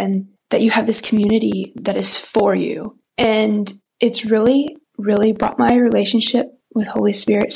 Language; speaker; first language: English; native; English